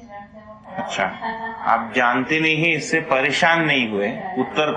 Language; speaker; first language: Hindi; native; Hindi